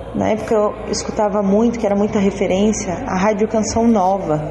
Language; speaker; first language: Portuguese; native; Portuguese